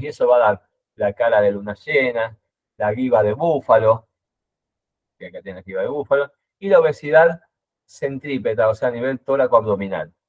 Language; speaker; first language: Spanish; native; Spanish